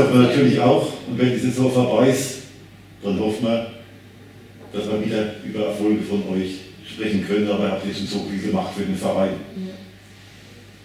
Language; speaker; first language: German; native; German